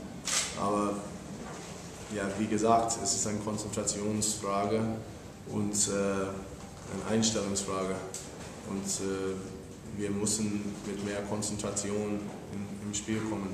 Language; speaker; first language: German; non-native, fluent; English